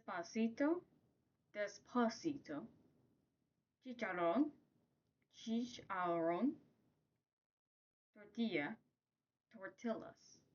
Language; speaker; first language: Spanish; non-native, learner; English